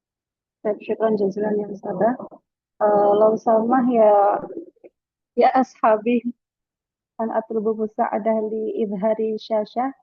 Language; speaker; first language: Arabic; non-native, learner; Indonesian